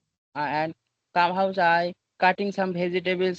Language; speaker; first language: English; non-native, learner; Bangla